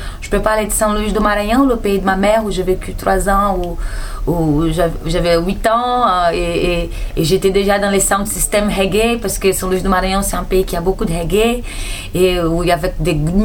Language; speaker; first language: French; non-native, fluent; Portuguese